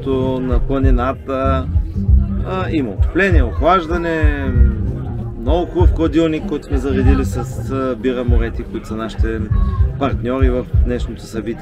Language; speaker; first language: Bulgarian; native; Bulgarian